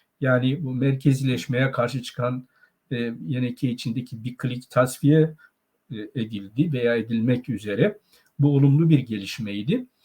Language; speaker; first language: Turkish; non-native, local second language; Zaza